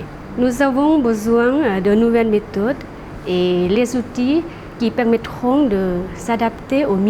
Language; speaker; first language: French; non-native, fluent; Lao